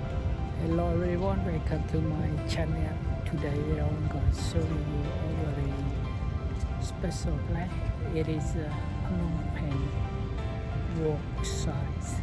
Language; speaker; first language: English; non-native, learner; Khmer